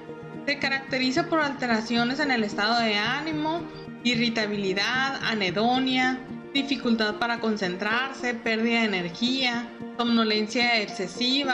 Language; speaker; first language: Spanish; native; Spanish